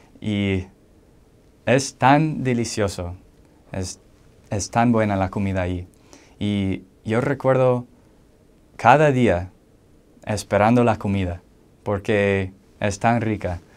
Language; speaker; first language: Spanish; non-native, fluent; English